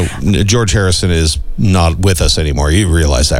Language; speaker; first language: English; native; English